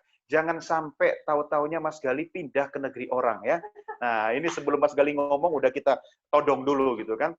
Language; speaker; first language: Indonesian; native; Indonesian